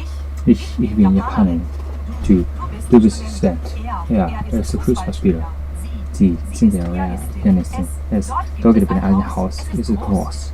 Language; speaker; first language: German; non-native, learner; Japanese